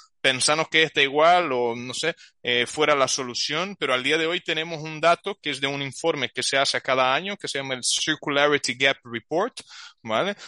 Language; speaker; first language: Spanish; non-native, fluent; Portuguese